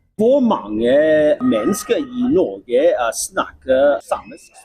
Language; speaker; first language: Norwegian; non-native, learner; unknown